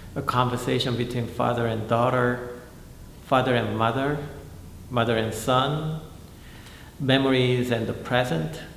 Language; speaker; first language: English; non-native, fluent; Korean